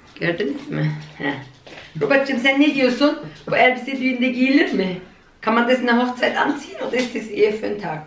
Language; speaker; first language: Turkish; early bilingual, heritage; Turkish